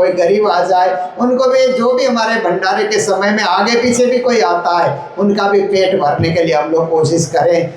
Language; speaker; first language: Hindi; native; Hindi